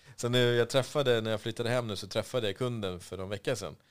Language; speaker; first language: Swedish; native; Swedish